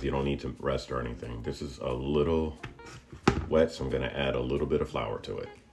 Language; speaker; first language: English; native; English